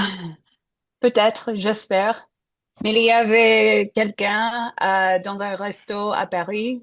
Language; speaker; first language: French; non-native, fluent; English